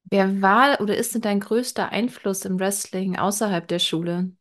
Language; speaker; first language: German; native; German